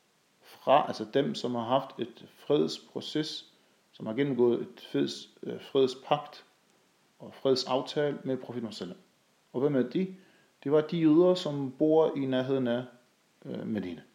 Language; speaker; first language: Danish; non-native, fluent; Arabic